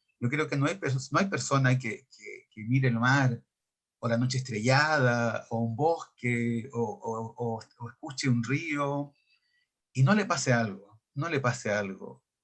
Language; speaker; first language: Spanish; native; Spanish